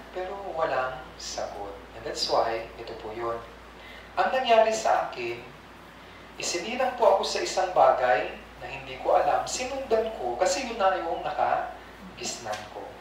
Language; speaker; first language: Filipino; non-native, local second language; Iloko